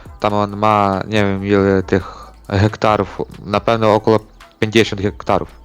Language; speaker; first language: Polish; non-native, learner; Ukrainian